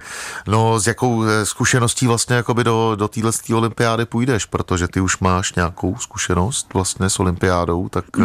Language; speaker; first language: Czech; native; Czech